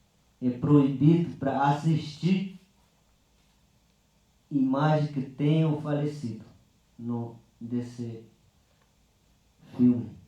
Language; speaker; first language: Portuguese; non-native, local second language; Yanomámi